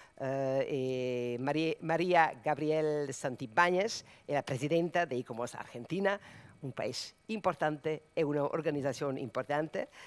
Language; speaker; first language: Spanish; non-native, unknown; Serbian